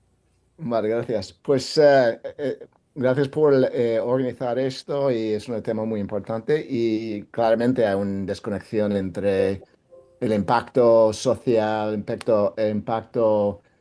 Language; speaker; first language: Spanish; non-native, fluent; English